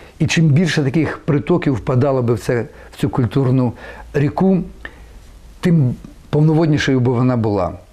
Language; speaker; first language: Ukrainian; native; Ukrainian